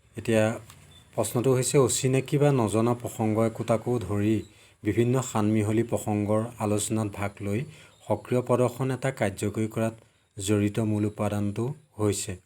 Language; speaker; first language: Assamese; native; Assamese